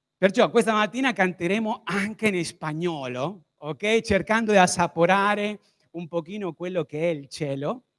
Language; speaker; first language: Italian; non-native, fluent; Spanish